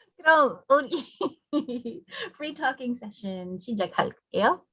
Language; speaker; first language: Korean; non-native, learner; English